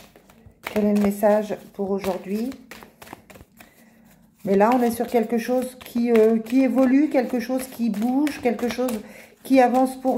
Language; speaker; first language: French; native; French